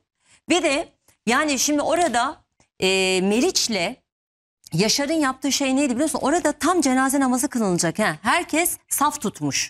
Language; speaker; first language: Turkish; native; Turkish